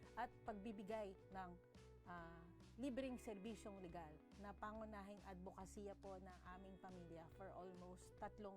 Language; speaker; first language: Filipino; native; Filipino